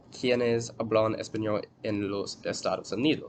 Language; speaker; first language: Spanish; non-native, learner; English